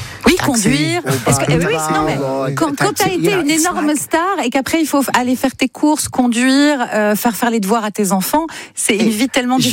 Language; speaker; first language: French; native; French